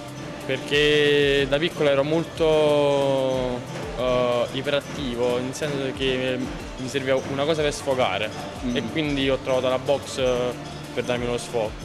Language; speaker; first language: Italian; native; Italian